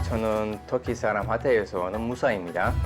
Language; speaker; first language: Korean; non-native, learner; Turkish